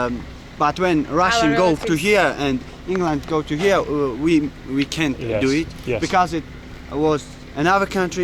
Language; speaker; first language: English; non-native, learner; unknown